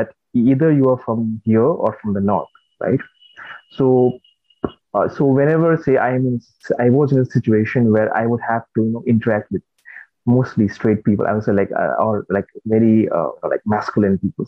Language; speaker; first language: English; non-native, local second language; Nepali